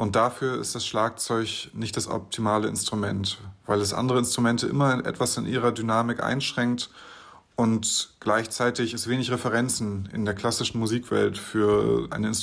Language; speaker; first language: German; native; German